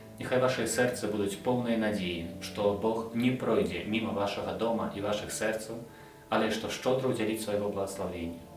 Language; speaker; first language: Belarusian; non-native, local second language; Russian